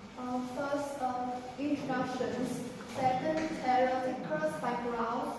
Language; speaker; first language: English; non-native, learner; Vietnamese